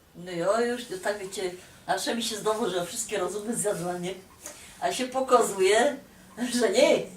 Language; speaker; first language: Polish; native; Polish